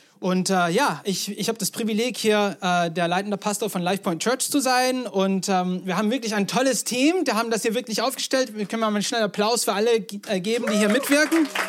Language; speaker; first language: German; non-native, fluent; English